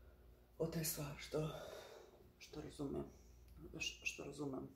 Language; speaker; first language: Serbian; early bilingual, heritage; Bosnian